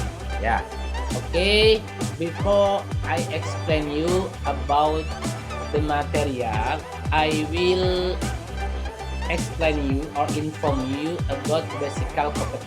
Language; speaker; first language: English; non-native, local second language; Indonesian